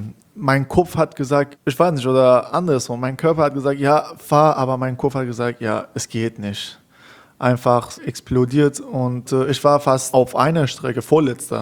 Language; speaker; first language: German; non-native, learner; Persian